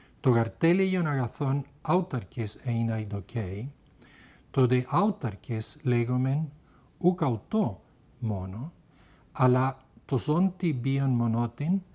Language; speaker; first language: Greek; non-native, fluent; Spanish